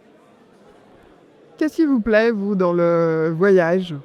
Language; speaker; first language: French; native; French